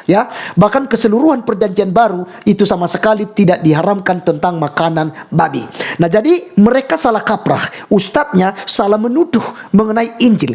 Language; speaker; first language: Indonesian; native; Indonesian